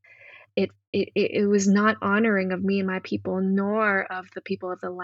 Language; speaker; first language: English; non-native, local second language; Cantonese